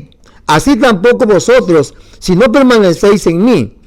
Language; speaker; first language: Spanish; native; Spanish